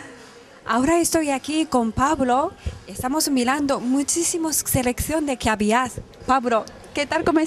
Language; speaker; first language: Spanish; non-native, fluent; Japanese